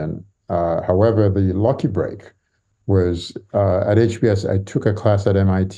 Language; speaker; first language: English; non-native, local second language; Yoruba